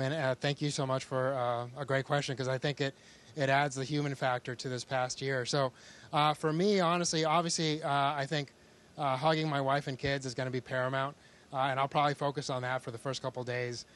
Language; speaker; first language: English; early bilingual, other home language; Spanish